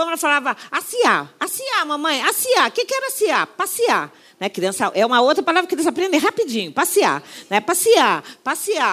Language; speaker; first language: Portuguese; native; Portuguese